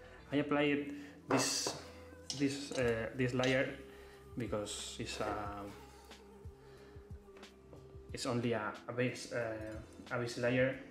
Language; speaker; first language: English; non-native, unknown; Spanish